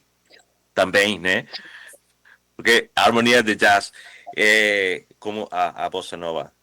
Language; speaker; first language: Portuguese; non-native, fluent; Spanish